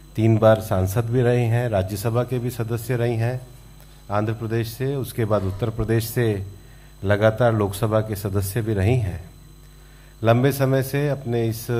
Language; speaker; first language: Hindi; native; Hindi